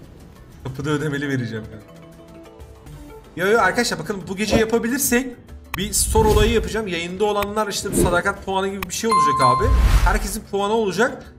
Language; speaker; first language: Turkish; native; Turkish